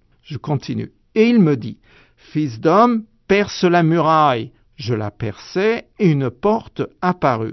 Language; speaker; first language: French; native; French